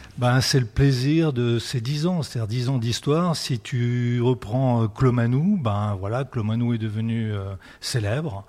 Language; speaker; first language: French; native; French